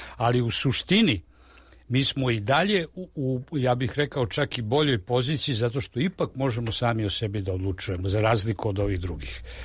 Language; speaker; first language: Serbian; native; Serbian